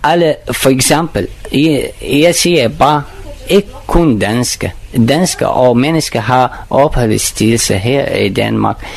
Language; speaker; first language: Danish; non-native, learner; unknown